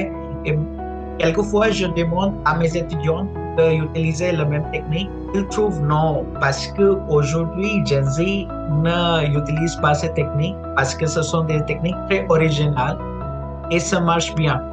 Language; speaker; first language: French; non-native, fluent; Punjabi